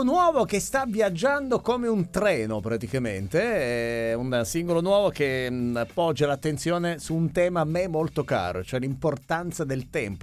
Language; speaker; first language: Italian; native; Italian